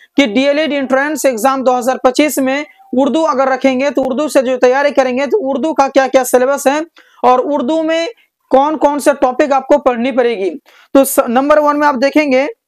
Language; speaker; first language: Hindi; native; Hindi